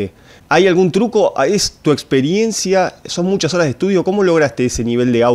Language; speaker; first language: Spanish; native; Spanish